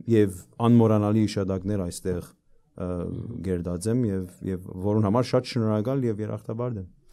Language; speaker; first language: Armenian; early bilingual, heritage; Armenian